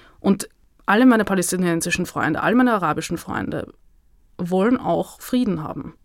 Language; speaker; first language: German; native; German